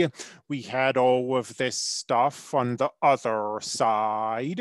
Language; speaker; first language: English; native; English